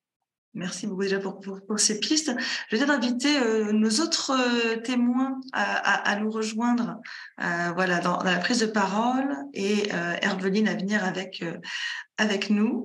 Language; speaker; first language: French; native; French